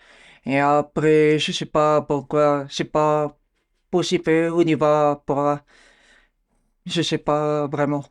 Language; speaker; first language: French; non-native, learner; Bulgarian